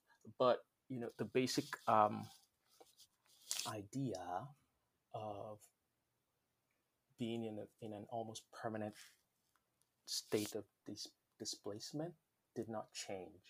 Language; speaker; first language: English; non-native, local second language; Yoruba